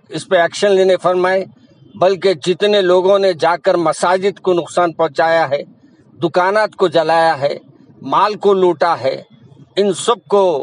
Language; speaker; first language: Hindi; non-native, local second language; Urdu